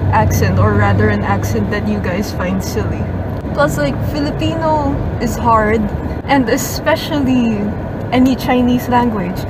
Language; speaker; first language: English; native; English